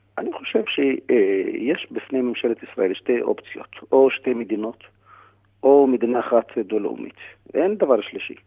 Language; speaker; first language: Hebrew; non-native, local second language; Arabic